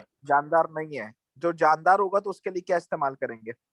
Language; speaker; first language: Urdu; native; Urdu